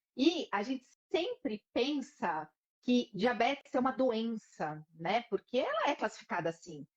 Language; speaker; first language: Portuguese; native; Portuguese